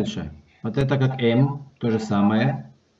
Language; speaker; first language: Russian; non-native, fluent; Spanish